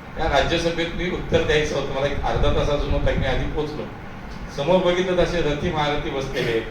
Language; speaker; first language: Marathi; native; Marathi